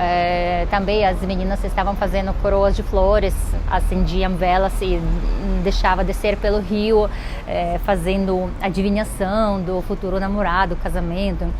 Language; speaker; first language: Portuguese; non-native, fluent; Russian